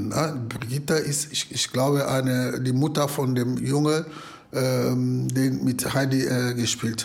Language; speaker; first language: German; non-native, fluent; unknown